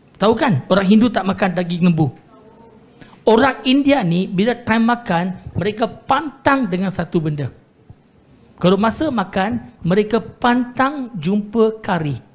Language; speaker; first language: Malay; non-native, local second language; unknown